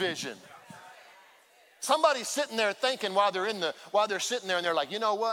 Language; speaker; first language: English; native; English